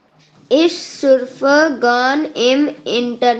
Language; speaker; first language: German; non-native, learner; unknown